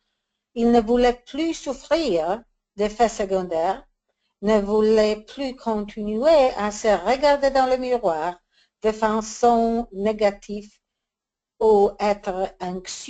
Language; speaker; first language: French; non-native, learner; English